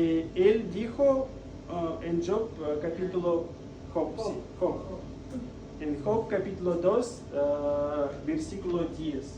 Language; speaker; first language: Spanish; non-native, fluent; Russian